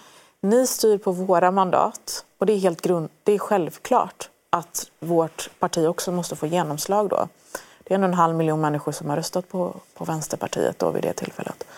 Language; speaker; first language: Swedish; early bilingual, other home language; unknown